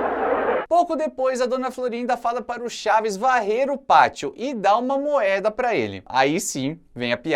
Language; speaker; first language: Portuguese; native; Portuguese